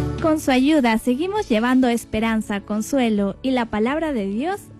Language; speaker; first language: Spanish; native; Spanish